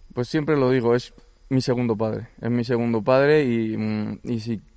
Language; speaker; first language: Spanish; early bilingual, other home language; Georgian